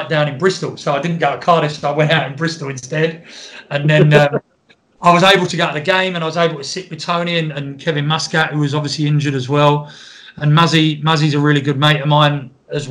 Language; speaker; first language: English; native; English